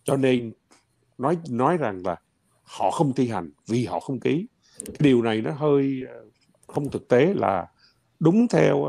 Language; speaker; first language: Vietnamese; native; Vietnamese